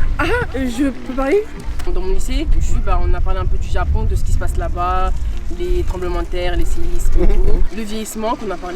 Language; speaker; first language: French; native; French